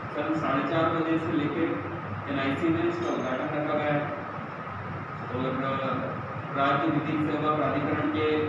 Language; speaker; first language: Hindi; native; Hindi